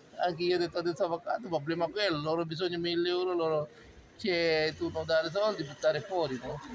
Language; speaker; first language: Italian; non-native, fluent; Sinhala